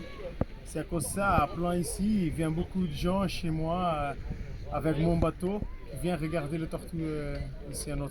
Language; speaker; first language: French; non-native, fluent; Kabuverdianu